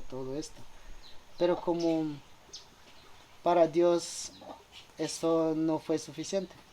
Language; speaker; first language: Spanish; non-native, local second language; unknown